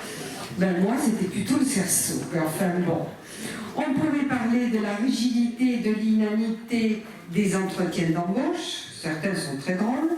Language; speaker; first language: French; native; French